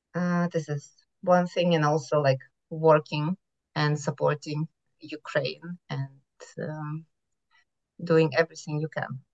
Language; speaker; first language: English; non-native, fluent; Ukrainian